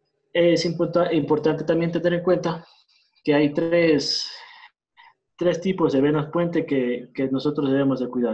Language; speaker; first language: Spanish; native; Spanish